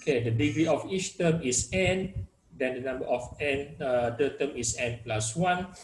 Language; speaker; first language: English; non-native, local second language; Malay